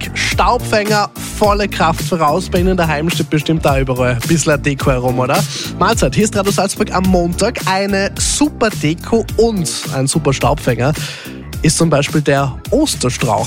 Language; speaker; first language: German; native; German